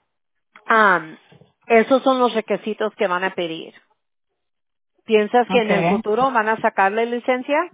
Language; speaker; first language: Spanish; early bilingual, other home language; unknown